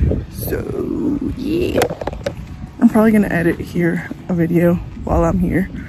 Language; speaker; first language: English; early bilingual, other home language; Spanish